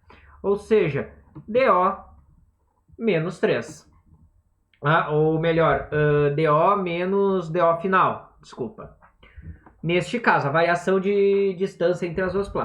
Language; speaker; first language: Portuguese; native; Portuguese